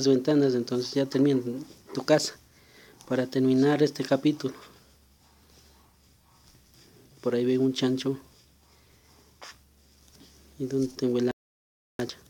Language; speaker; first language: Spanish; native; Spanish